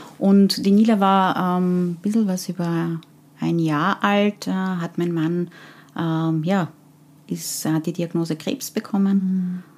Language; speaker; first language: German; early bilingual, other home language; Persian